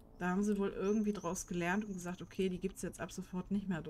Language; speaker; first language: German; native; German